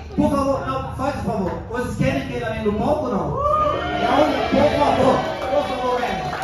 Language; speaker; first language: Portuguese; non-native, fluent; German